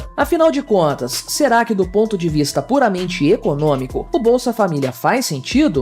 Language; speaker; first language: Portuguese; native; Portuguese